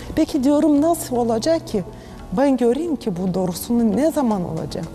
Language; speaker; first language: Turkish; non-native, fluent; Ukrainian